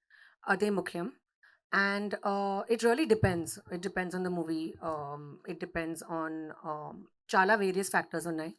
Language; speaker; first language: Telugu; non-native, learner; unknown